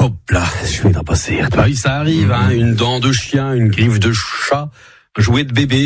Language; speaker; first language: French; native; French